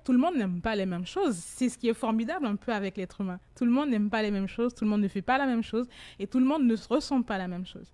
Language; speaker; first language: French; native; French